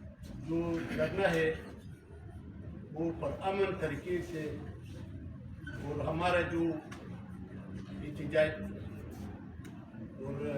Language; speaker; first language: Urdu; non-native, local second language; Pashto